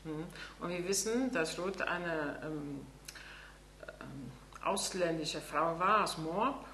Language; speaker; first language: German; non-native, fluent; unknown